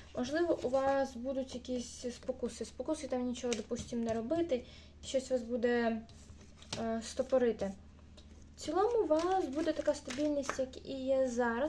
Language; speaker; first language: Ukrainian; native; Ukrainian